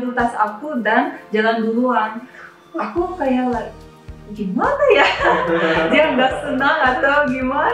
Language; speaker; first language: Indonesian; non-native, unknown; Russian